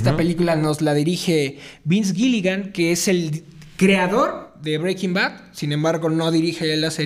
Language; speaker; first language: Spanish; native; Spanish